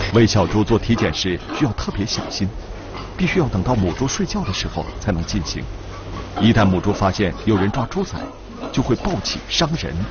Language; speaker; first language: Chinese; native; Chinese